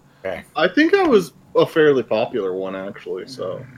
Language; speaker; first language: English; native; English